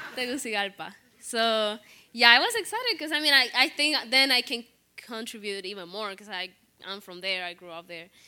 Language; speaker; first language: English; non-native, fluent; Spanish